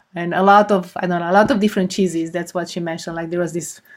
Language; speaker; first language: English; non-native, fluent; Romanian